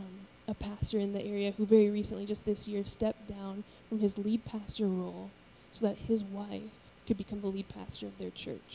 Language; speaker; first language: English; native; English